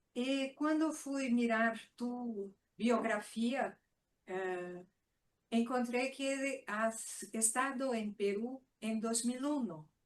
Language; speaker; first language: Spanish; non-native, fluent; Portuguese